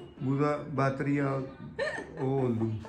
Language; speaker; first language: Turkish; non-native, learner; Urdu